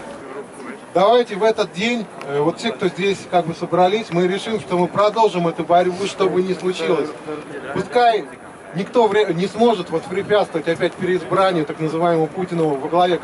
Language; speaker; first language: Russian; native; Russian